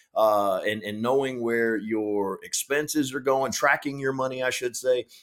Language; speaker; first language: English; native; English